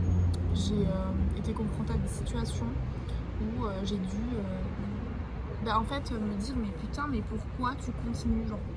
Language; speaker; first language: French; native; French